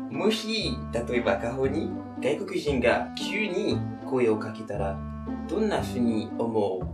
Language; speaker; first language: Japanese; non-native, fluent; French